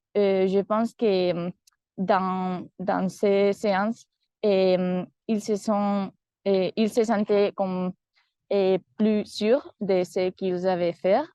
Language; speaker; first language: French; non-native, fluent; Spanish